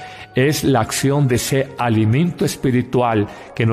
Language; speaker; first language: Spanish; native; Spanish